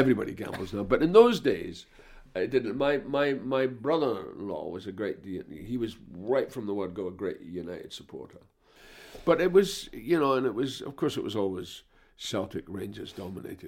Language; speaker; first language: English; native; English